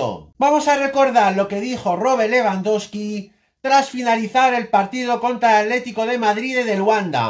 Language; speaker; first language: Spanish; native; Spanish